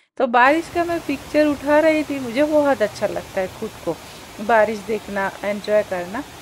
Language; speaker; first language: Hindi; non-native, local second language; Bangla